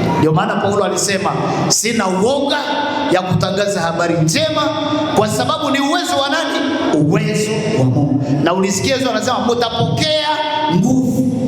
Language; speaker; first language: Swahili; native; Swahili